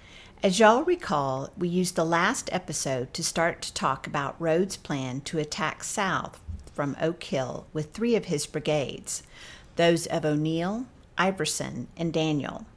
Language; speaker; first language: English; native; English